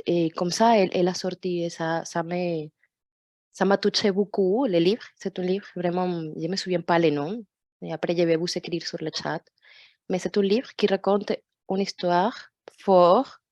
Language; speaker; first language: French; non-native, fluent; Portuguese